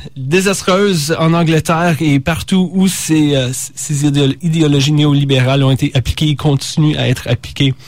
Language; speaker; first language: French; native; French